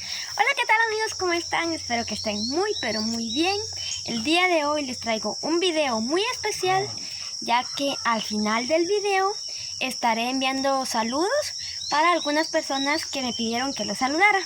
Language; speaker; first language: Spanish; non-native, local second language; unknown